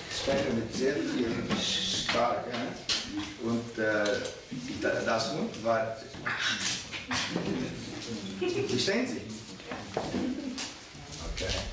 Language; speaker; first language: German; non-native, learner; English